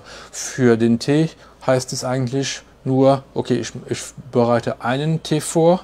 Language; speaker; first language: German; non-native, fluent; French